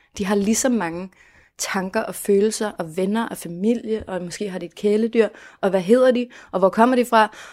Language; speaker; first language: Danish; native; Danish